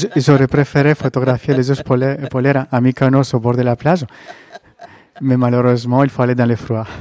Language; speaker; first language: French; non-native, fluent; Greek